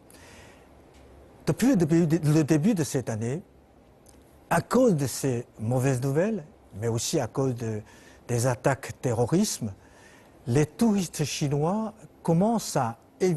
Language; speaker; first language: French; non-native, fluent; Chinese